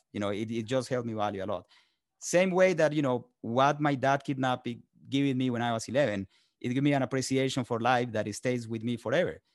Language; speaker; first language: English; non-native, fluent; Spanish